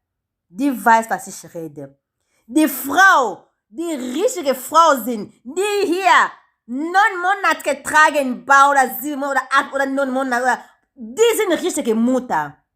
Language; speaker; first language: German; non-native, learner; Lingala